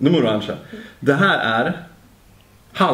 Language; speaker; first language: Swedish; native; Swedish